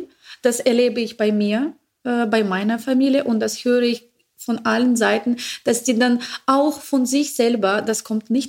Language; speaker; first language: German; non-native, fluent; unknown